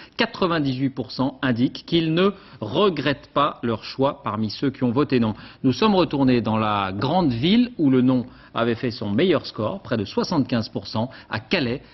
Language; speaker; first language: French; native; French